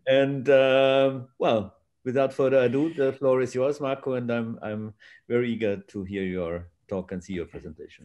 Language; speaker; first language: English; non-native, fluent; German